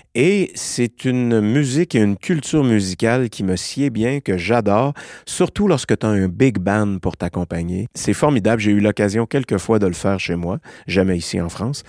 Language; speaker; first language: French; native; French